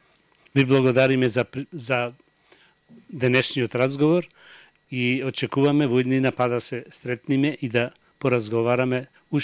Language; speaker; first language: Macedonian; native; Macedonian